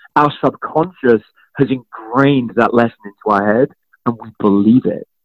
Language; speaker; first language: English; native; English